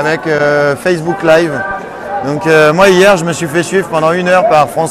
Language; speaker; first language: French; native; French